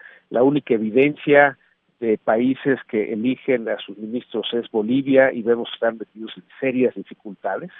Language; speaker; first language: Spanish; native; Spanish